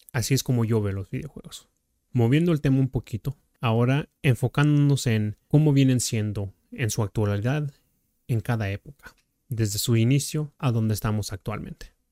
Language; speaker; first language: Spanish; early bilingual, heritage; Spanish